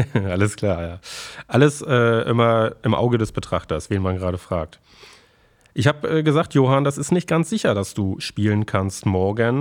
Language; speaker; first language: German; native; German